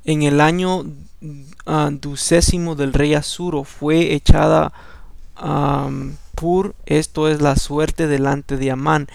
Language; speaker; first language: Spanish; early bilingual, heritage; Spanish